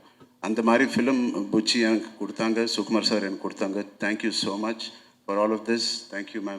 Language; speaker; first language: Tamil; non-native, local second language; Telugu